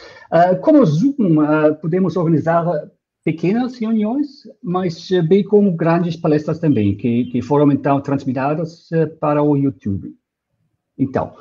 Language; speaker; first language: Portuguese; non-native, fluent; German